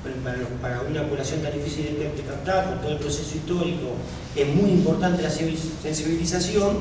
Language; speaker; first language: Spanish; native; Spanish